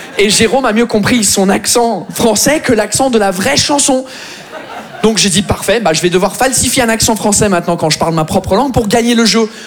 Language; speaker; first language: French; non-native, fluent; English